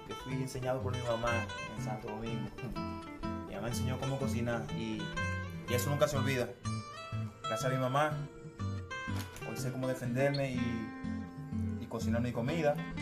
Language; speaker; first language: Spanish; native; Spanish